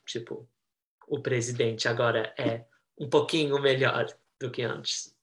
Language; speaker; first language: Portuguese; early bilingual, heritage; Portuguese